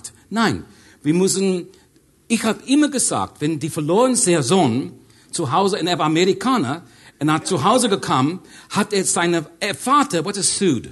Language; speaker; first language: German; non-native, learner; English